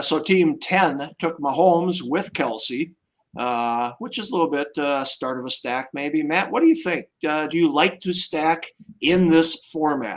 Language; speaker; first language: English; native; English